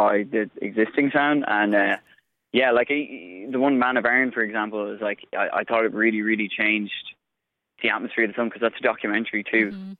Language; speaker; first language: English; native; English